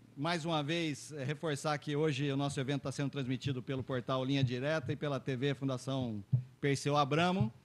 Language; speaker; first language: Portuguese; native; Portuguese